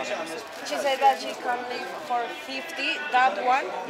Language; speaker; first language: English; non-native, learner; Spanish